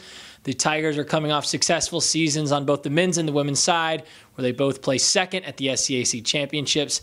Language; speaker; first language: English; native; English